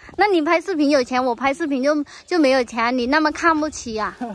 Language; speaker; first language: Chinese; non-native, fluent; Vietnamese